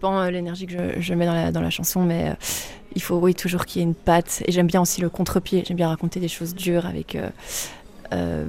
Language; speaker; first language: French; native; French